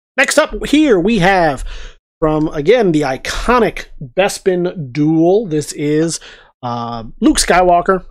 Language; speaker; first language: English; native; English